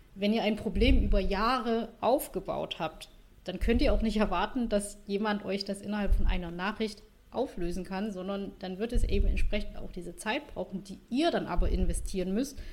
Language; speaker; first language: German; non-native, fluent; Vietnamese